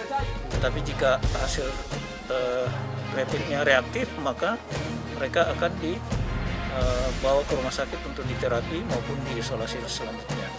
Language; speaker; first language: Indonesian; native; Indonesian